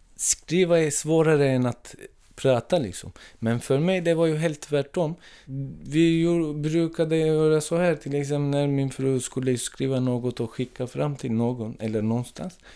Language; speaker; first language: Swedish; non-native, fluent; Turkish